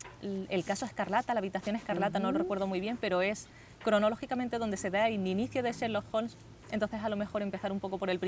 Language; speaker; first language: Spanish; native; Spanish